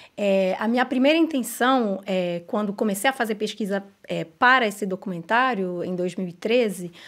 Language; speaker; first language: Portuguese; non-native, fluent; English